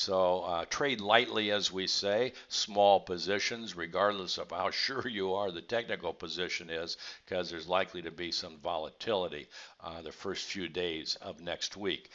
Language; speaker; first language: English; native; English